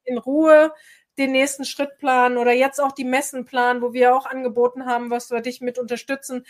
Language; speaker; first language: German; native; German